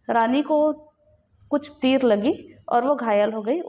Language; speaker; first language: Hindi; native; Hindi